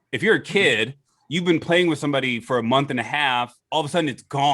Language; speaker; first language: English; native; English